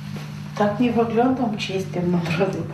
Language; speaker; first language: Polish; non-native, learner; Turkish